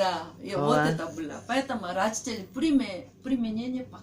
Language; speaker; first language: Russian; non-native, learner; Korean